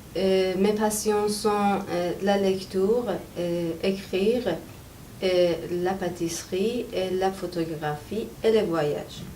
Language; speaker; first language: French; non-native, learner; Persian